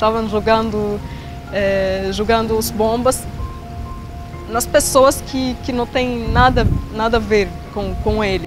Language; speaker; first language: Portuguese; non-native, learner; Arabic